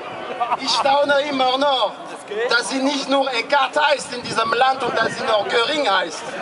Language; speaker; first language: German; non-native, fluent; French